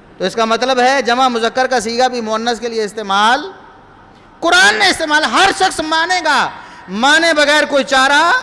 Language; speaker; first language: Urdu; non-native, local second language; Punjabi